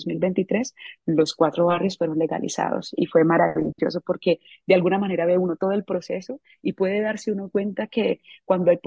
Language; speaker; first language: Spanish; native; Spanish